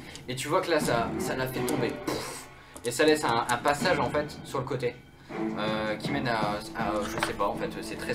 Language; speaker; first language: French; native; French